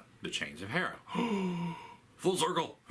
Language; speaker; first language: English; native; English